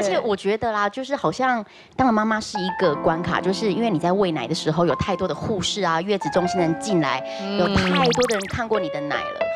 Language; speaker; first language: Chinese; native; Chinese